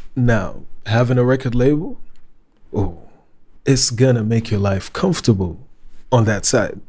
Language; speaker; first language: English; non-native, fluent; Arabic